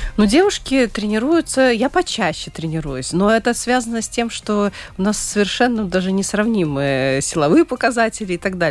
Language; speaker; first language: Russian; native; Russian